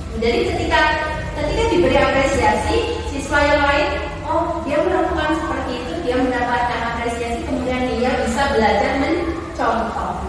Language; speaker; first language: Indonesian; native; Indonesian